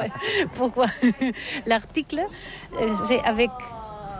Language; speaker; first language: French; non-native, learner; Catalan